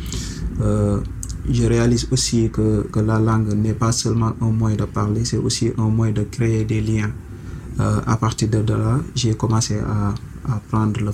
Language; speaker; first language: French; non-native, local second language; Wolof